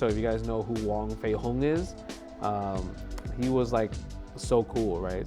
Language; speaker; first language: English; native; English